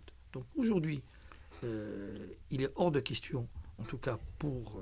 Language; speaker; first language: French; non-native, local second language; Arabic